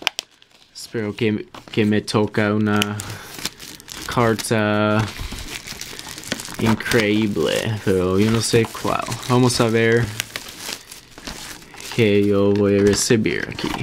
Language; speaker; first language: Spanish; non-native, learner; English